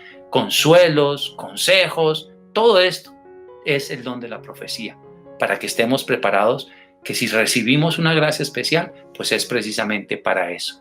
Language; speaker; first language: Spanish; native; Spanish